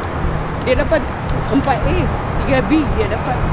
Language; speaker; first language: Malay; non-native, local second language; Tamil